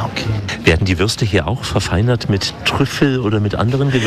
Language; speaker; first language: German; native; German